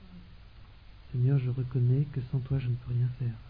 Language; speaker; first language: French; native; French